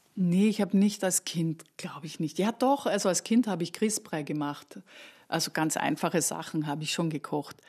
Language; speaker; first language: German; native; German